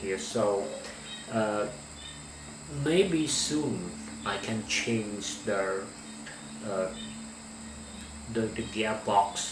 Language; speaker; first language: English; non-native, learner; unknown